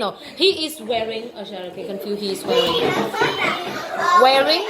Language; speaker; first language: English; non-native, fluent; Vietnamese